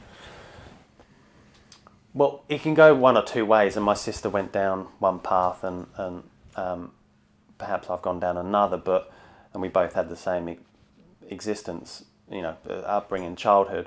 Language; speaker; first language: English; native; English